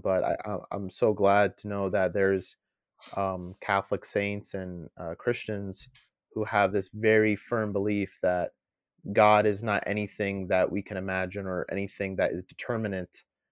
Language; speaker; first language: English; native; English